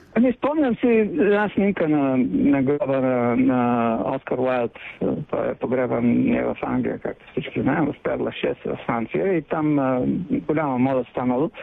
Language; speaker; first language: Bulgarian; native; Bulgarian